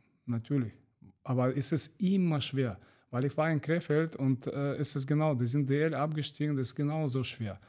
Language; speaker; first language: German; non-native, fluent; Russian